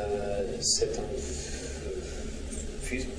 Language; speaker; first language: French; non-native, learner; Russian